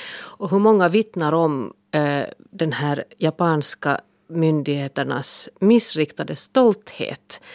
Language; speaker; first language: Swedish; native; Swedish